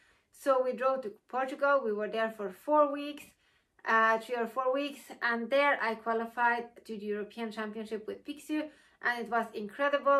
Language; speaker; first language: English; non-native, fluent; Norwegian